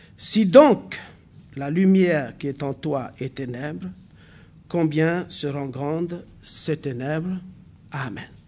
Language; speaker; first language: French; non-native, local second language; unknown